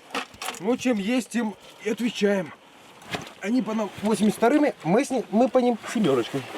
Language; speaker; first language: Russian; native; Russian